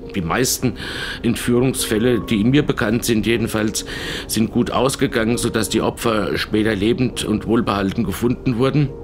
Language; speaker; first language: German; native; German